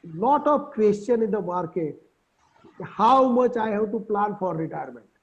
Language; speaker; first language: English; non-native, local second language; Gujarati